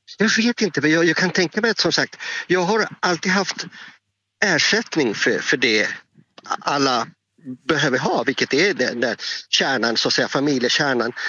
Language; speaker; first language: Swedish; non-native, fluent; Spanish